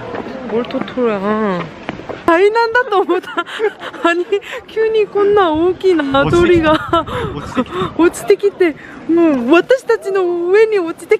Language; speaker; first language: Japanese; non-native, fluent; Korean